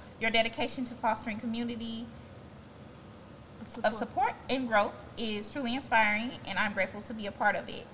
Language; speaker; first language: English; native; English